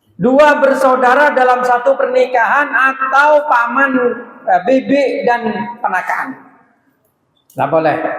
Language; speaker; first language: Indonesian; non-native, local second language; Madurese